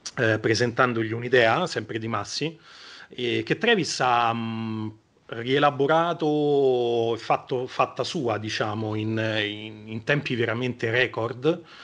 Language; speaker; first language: Italian; native; Italian